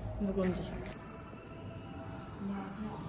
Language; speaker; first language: Korean; non-native, learner; Russian